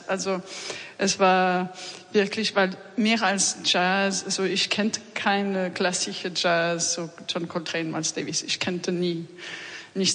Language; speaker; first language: German; non-native, learner; French